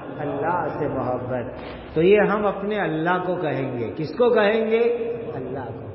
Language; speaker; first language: Urdu; non-native, local second language; Gujarati